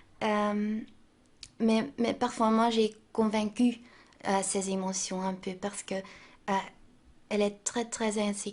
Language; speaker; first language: French; non-native, local second language; Dutch